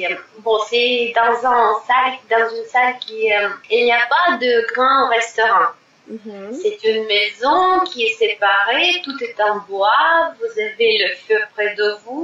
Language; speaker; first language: French; non-native, fluent; Russian